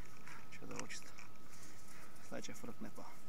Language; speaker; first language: Bulgarian; native; Bulgarian